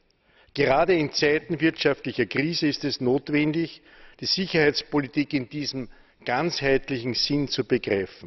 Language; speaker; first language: German; native; German